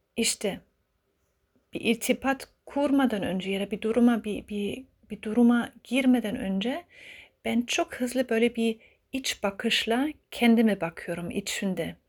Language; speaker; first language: Turkish; early bilingual, heritage; Turkish